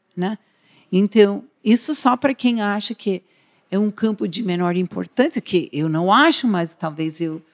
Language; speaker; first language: Portuguese; non-native, fluent; English